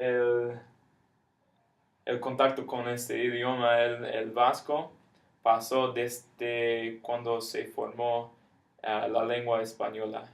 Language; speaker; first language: Spanish; non-native, fluent; English